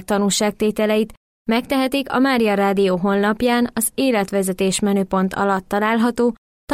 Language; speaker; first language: Hungarian; native; Hungarian